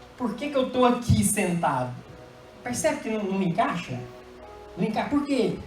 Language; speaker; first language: Portuguese; native; Portuguese